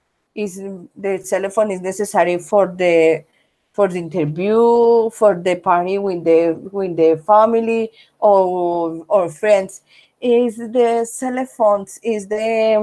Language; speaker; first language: English; non-native, learner; Spanish